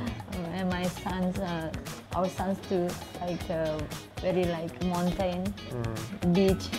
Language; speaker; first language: English; non-native, learner; Indonesian